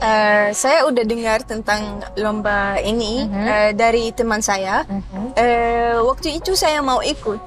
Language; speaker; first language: Indonesian; non-native, fluent; Arabic